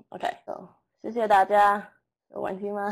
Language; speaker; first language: Chinese; non-native, learner; English